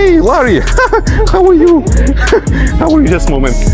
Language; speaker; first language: English; non-native, learner; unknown